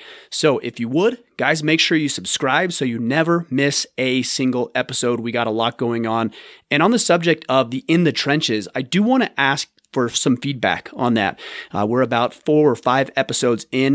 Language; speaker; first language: English; native; English